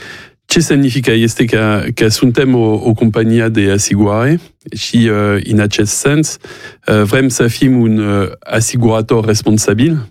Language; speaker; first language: Romanian; non-native, learner; French